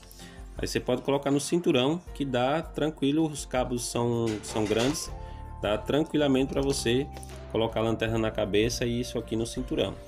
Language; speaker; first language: Portuguese; native; Portuguese